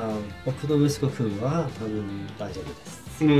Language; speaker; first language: Japanese; non-native, fluent; Swedish